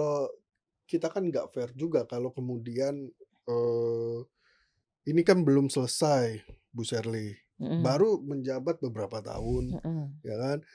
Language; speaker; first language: Indonesian; native; Indonesian